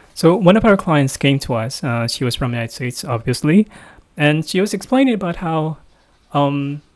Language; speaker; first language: English; non-native, fluent; Indonesian